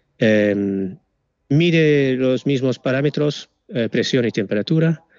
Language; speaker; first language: Spanish; non-native, fluent; Dutch